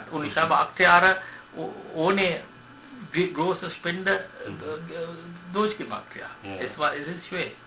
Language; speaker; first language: German; non-native, learner; Sinhala